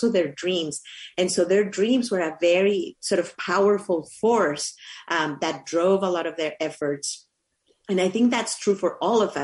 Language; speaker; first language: English; non-native, fluent; Spanish